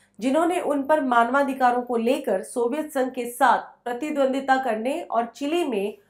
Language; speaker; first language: Hindi; native; Hindi